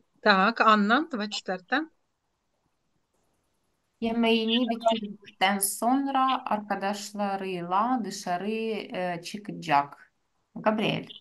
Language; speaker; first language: Turkish; non-native, learner; Ukrainian